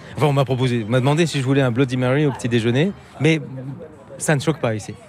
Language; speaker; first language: French; native; French